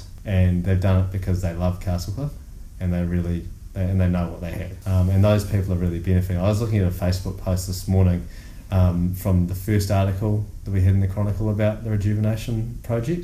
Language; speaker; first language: English; native; English